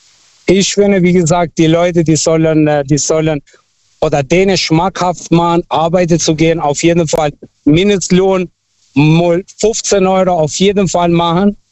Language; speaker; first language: German; early bilingual, other home language; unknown